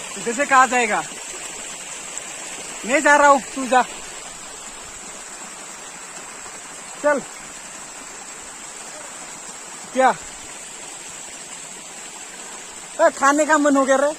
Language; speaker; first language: Hindi; non-native, local second language; Bodo